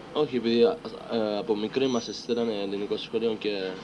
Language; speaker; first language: Greek; early bilingual, heritage; Greek